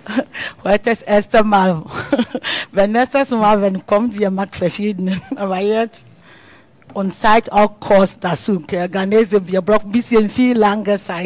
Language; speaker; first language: German; non-native, learner; Akan